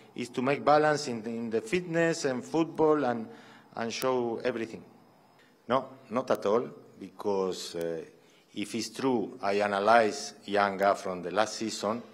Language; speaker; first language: English; non-native, fluent; Spanish